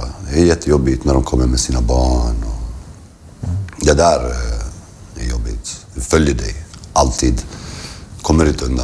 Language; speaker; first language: Swedish; early bilingual, other home language; Kurdish